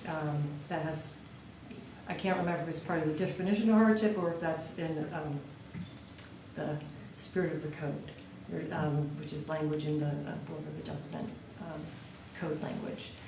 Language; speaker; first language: English; native; English